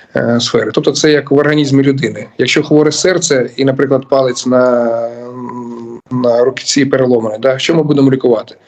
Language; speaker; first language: Ukrainian; native; Ukrainian